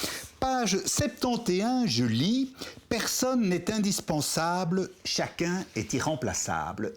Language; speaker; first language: French; native; French